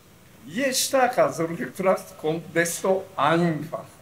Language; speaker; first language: German; non-native, learner; Japanese